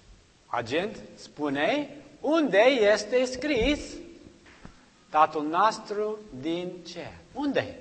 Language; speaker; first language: Romanian; non-native, learner; English